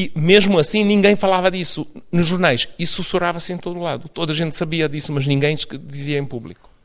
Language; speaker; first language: Portuguese; non-native, fluent; Serbian